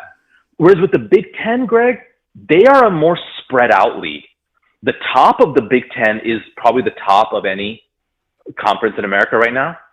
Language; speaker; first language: English; native; English